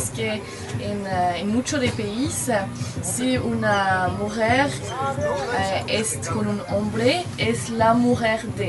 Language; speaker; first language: Spanish; non-native, learner; French